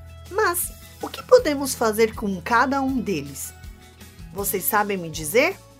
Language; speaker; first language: Portuguese; native; Portuguese